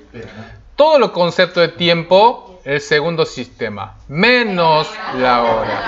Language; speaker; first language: Spanish; non-native, fluent; Korean